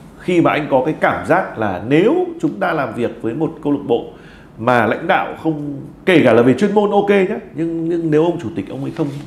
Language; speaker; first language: Vietnamese; native; Vietnamese